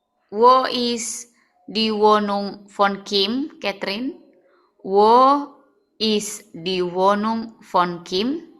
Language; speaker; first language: German; non-native, learner; Indonesian